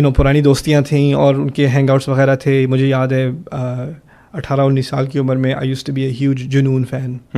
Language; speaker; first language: Urdu; early bilingual, heritage; German